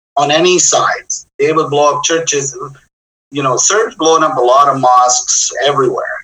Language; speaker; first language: English; non-native, fluent; Bosnian